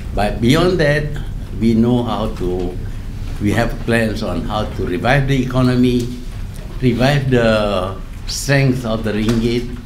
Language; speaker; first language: English; non-native, local second language; Malay